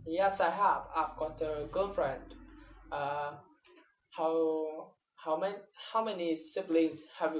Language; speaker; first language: English; non-native, learner; Vietnamese